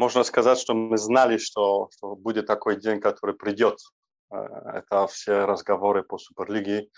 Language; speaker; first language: Russian; non-native, learner; Polish